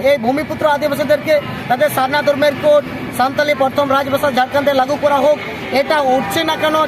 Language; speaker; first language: Bangla; non-native, local second language; Santali